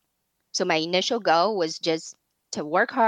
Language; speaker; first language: English; non-native, fluent; Chinese